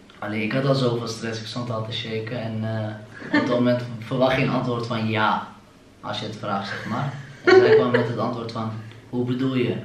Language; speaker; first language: Dutch; early bilingual, other home language; Turkish